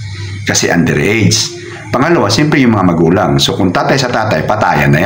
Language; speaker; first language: Filipino; non-native, local second language; Cebuano